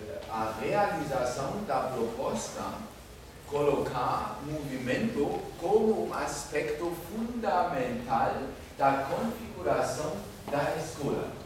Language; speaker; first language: Portuguese; non-native, fluent; German